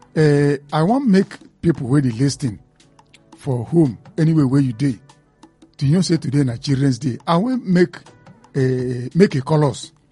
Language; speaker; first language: Nigerian Pidgin; non-native, local second language; Igbo